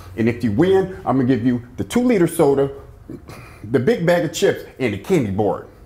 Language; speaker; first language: English; native; English